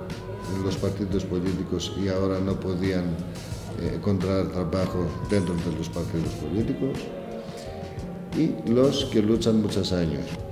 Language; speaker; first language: Spanish; non-native, learner; Greek